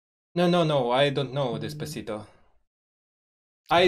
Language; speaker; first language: English; non-native, learner; Russian